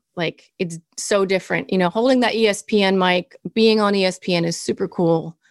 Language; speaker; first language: English; native; English